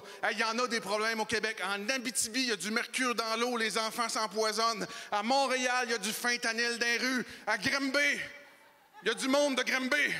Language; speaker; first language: French; native; French